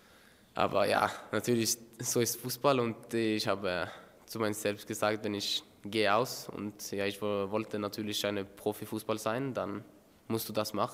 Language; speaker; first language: German; non-native, learner; Norwegian